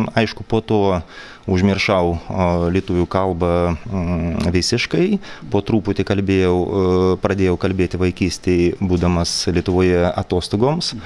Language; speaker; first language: Lithuanian; early bilingual, heritage; Lithuanian